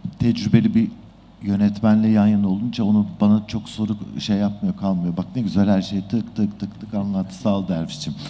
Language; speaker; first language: Turkish; native; Turkish